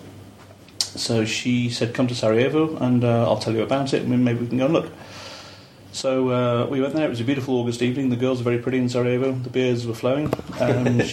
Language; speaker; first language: English; native; English